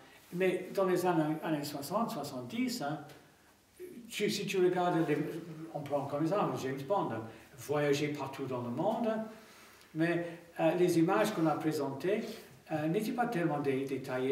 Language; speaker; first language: French; non-native, fluent; English